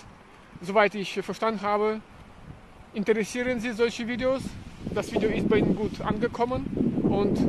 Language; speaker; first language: German; non-native, fluent; Russian